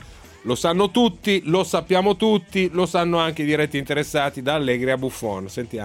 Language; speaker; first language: Italian; native; Italian